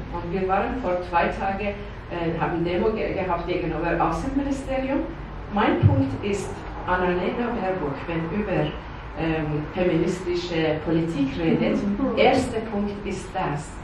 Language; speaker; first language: German; non-native, learner; Persian